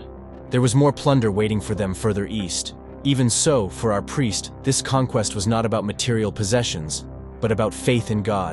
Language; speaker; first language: English; native; English